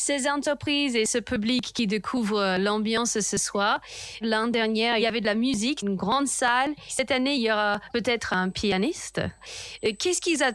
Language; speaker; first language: French; native; French